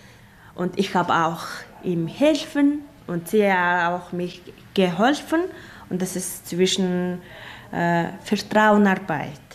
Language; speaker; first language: German; non-native, learner; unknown